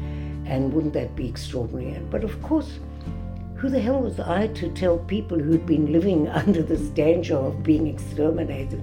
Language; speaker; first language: English; native; English